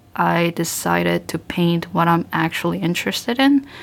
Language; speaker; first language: English; early bilingual, other home language; Korean